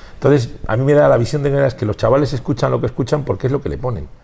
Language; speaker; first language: Spanish; native; Spanish